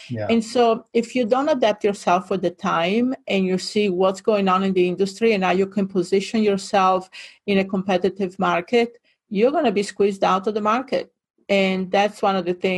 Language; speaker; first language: English; non-native, fluent; Italian